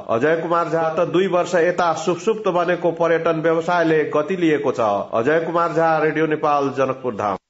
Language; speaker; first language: Nepali; non-native, local second language; Maithili